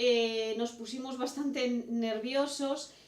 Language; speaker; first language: Spanish; native; Spanish